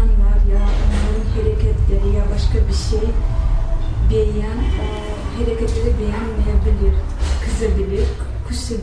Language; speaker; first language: Turkish; non-native, learner; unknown